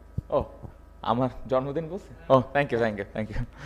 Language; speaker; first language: English; non-native, local second language; Bangla